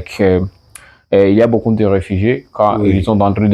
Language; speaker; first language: French; non-native, learner; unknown